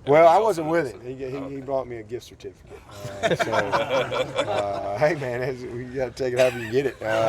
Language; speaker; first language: English; native; English